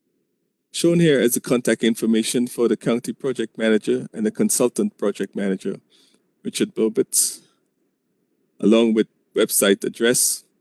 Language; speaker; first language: English; native; English